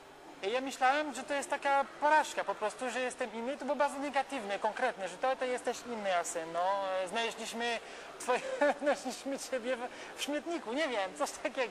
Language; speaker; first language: Polish; non-native, learner; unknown